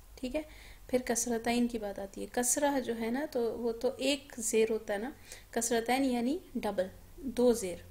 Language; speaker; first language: Urdu; native; Urdu